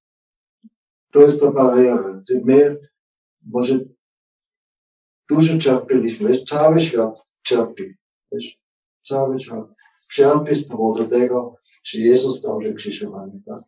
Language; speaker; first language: Polish; non-native, learner; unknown